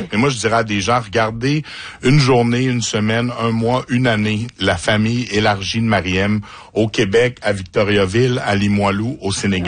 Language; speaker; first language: French; native; French